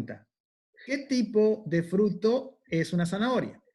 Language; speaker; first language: Spanish; native; Spanish